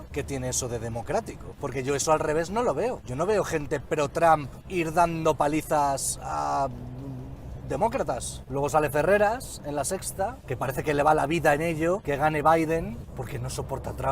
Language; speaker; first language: Spanish; native; Spanish